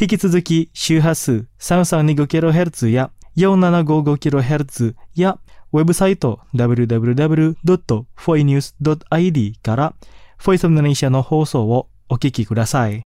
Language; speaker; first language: Japanese; non-native, fluent; Indonesian